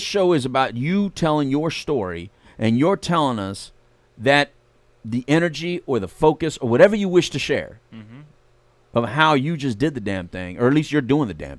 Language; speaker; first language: English; native; English